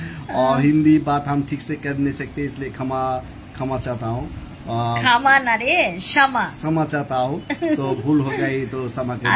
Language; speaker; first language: Hindi; non-native, learner; Bangla